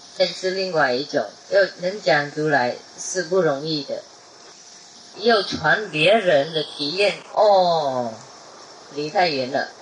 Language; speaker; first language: Chinese; non-native, fluent; Vietnamese